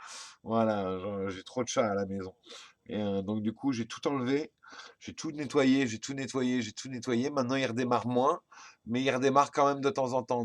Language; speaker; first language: French; native; French